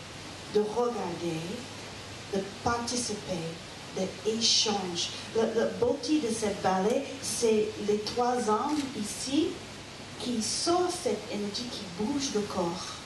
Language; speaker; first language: French; non-native, fluent; English